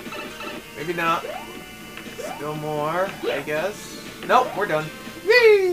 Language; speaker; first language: English; native; English